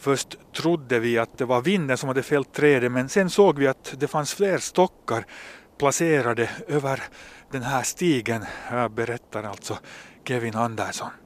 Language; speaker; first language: Swedish; native; Swedish